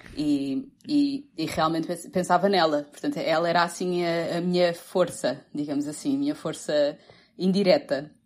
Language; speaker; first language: Portuguese; native; Portuguese